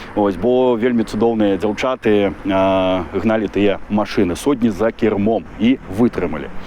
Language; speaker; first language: Belarusian; non-native, local second language; Russian